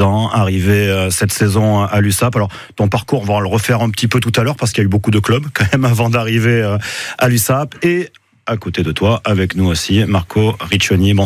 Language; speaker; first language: French; native; French